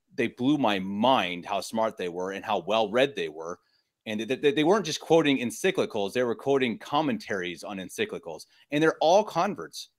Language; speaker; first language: English; native; English